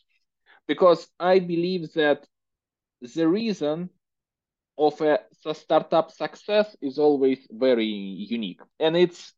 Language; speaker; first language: English; non-native, fluent; Russian